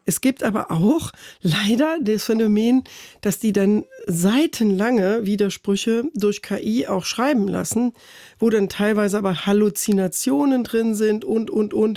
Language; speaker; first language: German; native; German